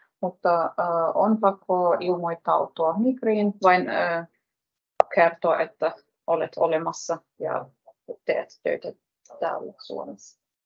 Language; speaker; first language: Finnish; non-native, fluent; Russian